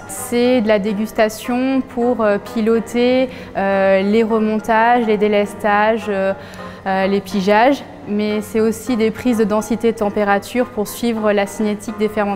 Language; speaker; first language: French; native; French